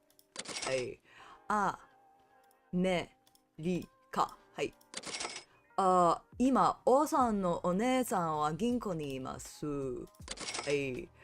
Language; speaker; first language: Japanese; non-native, learner; English